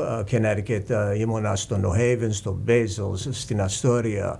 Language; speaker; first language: Greek; early bilingual, heritage; English